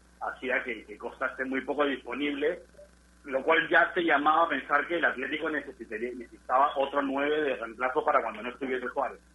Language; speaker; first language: Spanish; native; Spanish